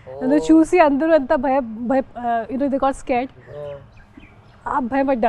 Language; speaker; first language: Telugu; non-native, local second language; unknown